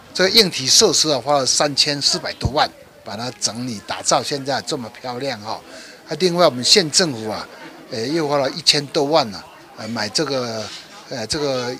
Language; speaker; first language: Chinese; native; Chinese